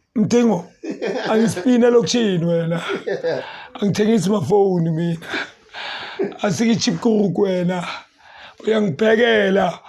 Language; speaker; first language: Zulu; native; Zulu